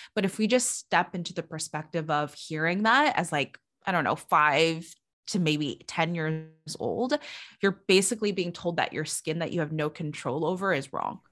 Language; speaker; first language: English; early bilingual, other home language; Filipino